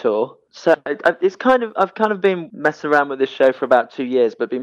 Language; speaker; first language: English; native; English